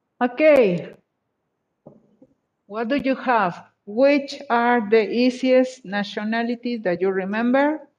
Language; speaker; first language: English; non-native, fluent; Spanish